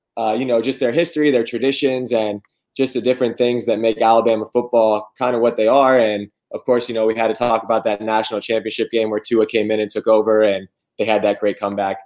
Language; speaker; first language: English; native; English